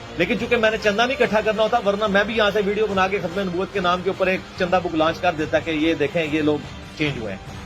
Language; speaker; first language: Urdu; non-native, local second language; Punjabi